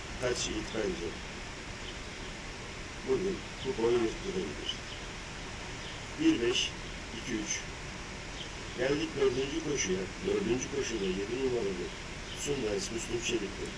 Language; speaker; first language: Turkish; native; Turkish